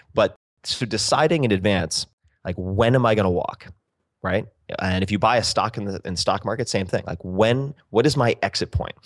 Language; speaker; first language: English; native; English